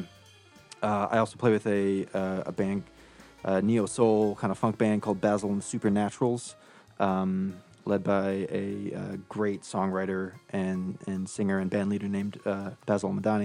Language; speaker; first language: English; native; English